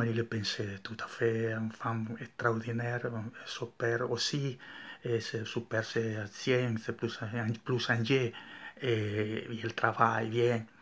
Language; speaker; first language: French; non-native, learner; Spanish